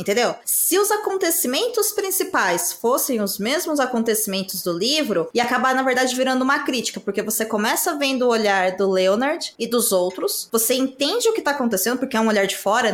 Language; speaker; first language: Portuguese; native; Portuguese